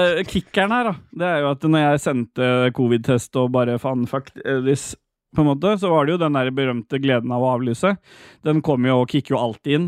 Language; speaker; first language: Norwegian; native; Norwegian